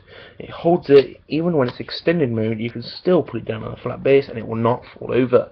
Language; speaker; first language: English; native; English